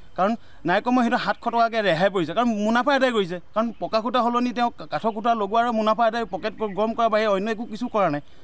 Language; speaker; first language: Assamese; native; Assamese